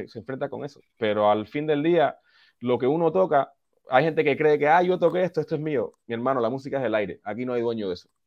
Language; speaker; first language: Spanish; early bilingual, heritage; Spanish